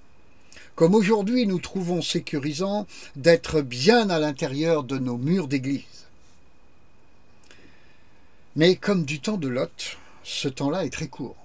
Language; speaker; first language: French; native; French